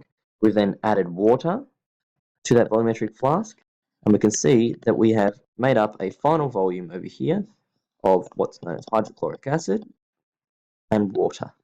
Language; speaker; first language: English; native; English